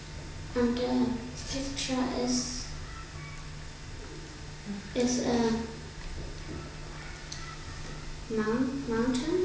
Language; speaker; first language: English; non-native, learner; German